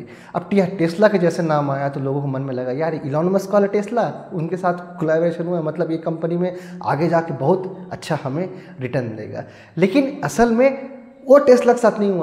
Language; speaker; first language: Hindi; native; Hindi